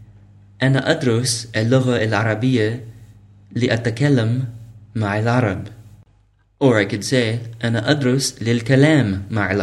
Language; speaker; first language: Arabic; non-native, fluent; English